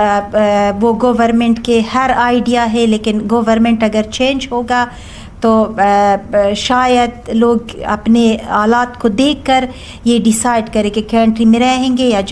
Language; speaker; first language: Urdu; non-native, learner; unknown